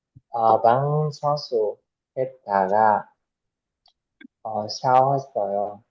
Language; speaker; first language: Korean; non-native, learner; Chinese